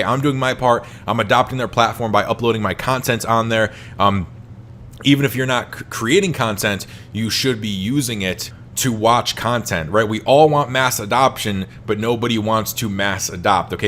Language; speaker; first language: English; native; English